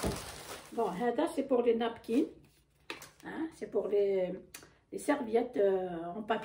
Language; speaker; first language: French; non-native, local second language; Arabic